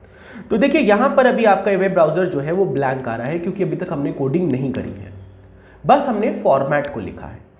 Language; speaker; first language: Hindi; native; Hindi